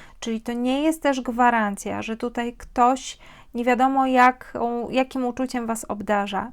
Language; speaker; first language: Polish; native; Polish